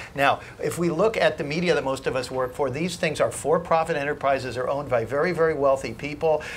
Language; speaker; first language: English; native; English